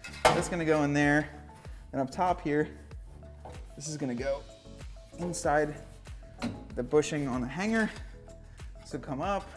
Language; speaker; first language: English; native; English